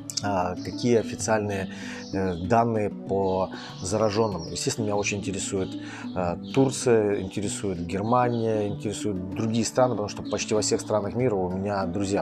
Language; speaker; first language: Russian; native; Russian